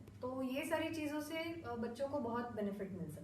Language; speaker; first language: Hindi; non-native, local second language; Marathi